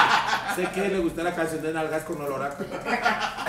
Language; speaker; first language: Spanish; native; Spanish